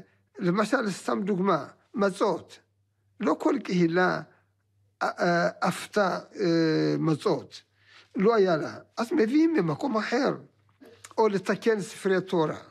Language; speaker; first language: Hebrew; non-native, fluent; Amharic